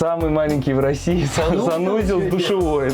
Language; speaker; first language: Russian; native; Russian